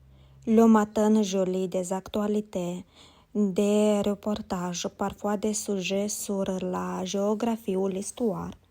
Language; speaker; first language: French; non-native, learner; Romanian